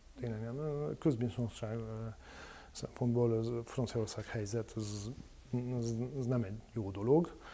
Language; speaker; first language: Hungarian; non-native, fluent; French